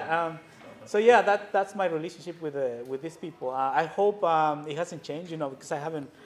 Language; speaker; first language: English; non-native, fluent; Spanish